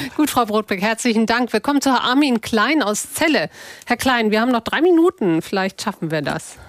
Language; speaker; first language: German; native; German